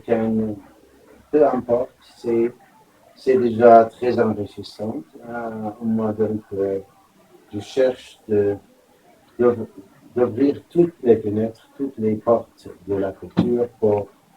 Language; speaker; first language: French; non-native, fluent; Arabic